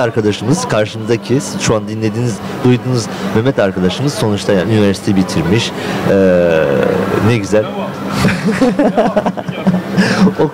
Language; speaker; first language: Turkish; early bilingual, heritage; Turkish